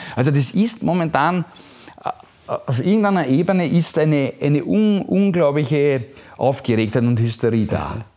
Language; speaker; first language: German; native; German